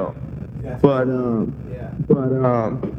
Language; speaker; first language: English; native; English